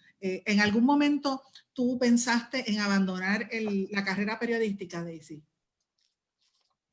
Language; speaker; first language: Spanish; native; Spanish